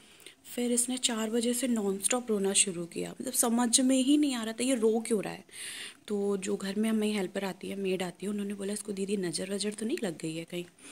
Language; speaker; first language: Hindi; native; Hindi